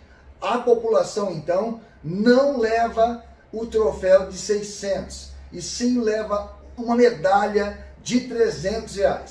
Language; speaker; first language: Portuguese; native; Portuguese